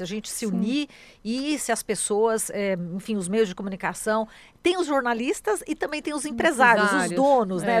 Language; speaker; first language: Portuguese; native; Portuguese